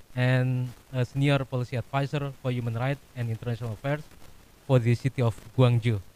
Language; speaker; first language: English; non-native, fluent; Indonesian